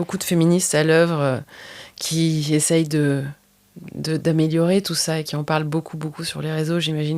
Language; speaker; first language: French; native; French